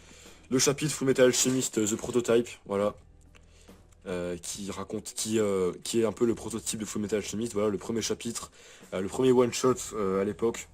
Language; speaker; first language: French; native; French